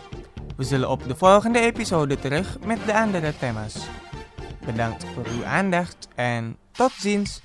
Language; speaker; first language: Dutch; non-native, fluent; Indonesian